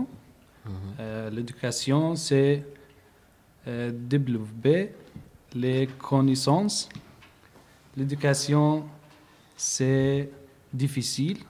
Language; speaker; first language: French; non-native, learner; Arabic